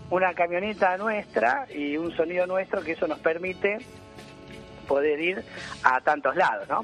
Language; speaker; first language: Spanish; native; Spanish